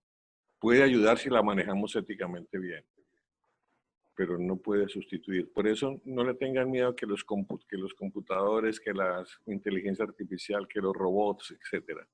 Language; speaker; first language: Spanish; native; Spanish